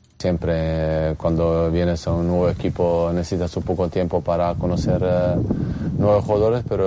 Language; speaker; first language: Spanish; non-native, fluent; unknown